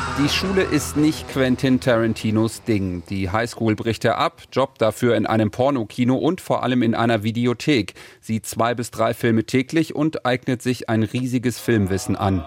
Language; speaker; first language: German; native; German